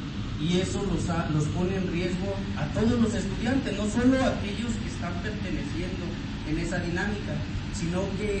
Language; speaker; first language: Spanish; native; Spanish